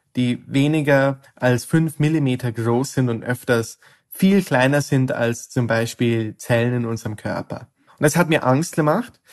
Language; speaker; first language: German; non-native, fluent; English